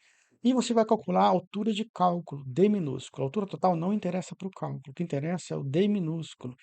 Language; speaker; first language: Portuguese; native; Portuguese